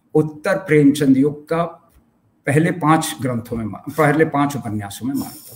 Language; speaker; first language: Hindi; native; Hindi